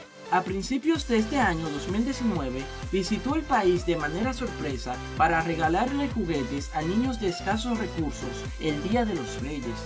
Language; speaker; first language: Spanish; native; Spanish